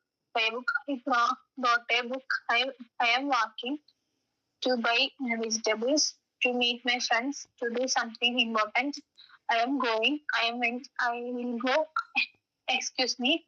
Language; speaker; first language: English; non-native, learner; Malayalam